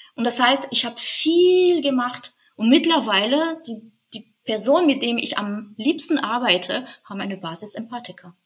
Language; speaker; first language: German; non-native, fluent; French